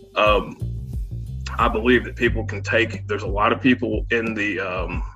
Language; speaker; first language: English; native; English